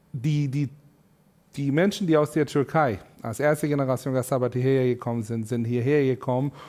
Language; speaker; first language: German; non-native, fluent; Turkish